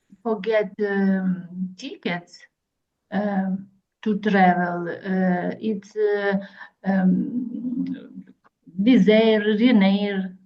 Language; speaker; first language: English; non-native, learner; Russian